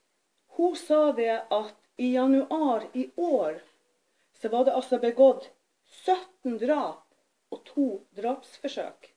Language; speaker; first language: Norwegian; native; Norwegian